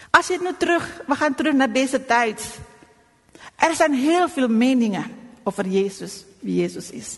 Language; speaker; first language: Dutch; non-native, fluent; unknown